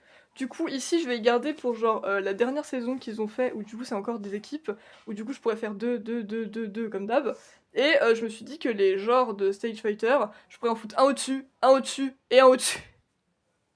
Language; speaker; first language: French; native; French